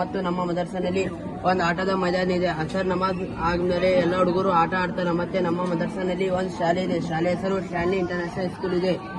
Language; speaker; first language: Kannada; non-native, local second language; Urdu